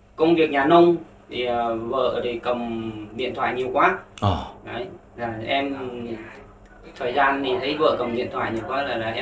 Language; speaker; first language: Vietnamese; non-native, local second language; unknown